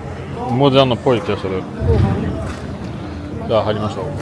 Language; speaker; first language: Japanese; non-native, fluent; French